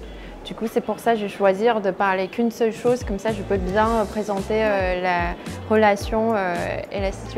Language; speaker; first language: French; non-native, fluent; Chinese